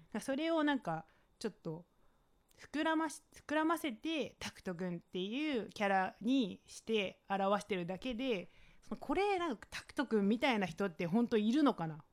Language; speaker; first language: Japanese; non-native, fluent; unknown